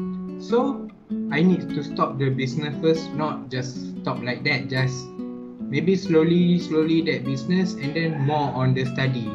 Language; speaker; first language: English; non-native, learner; Malay